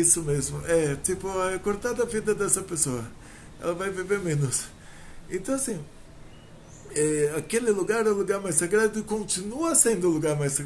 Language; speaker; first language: Portuguese; native; Portuguese